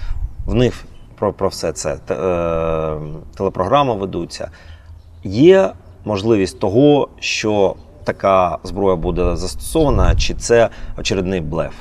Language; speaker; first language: Ukrainian; native; Ukrainian